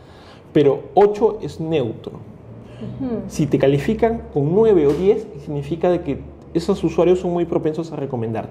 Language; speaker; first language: Spanish; native; Spanish